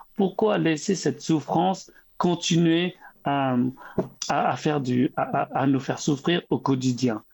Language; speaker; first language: French; early bilingual, other home language; Khmer